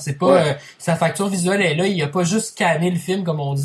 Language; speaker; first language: French; native; French